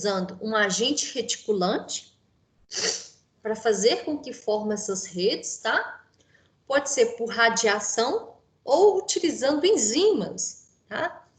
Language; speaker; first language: Portuguese; native; Portuguese